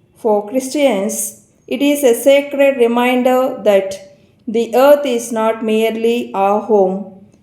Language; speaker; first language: English; non-native, local second language; Telugu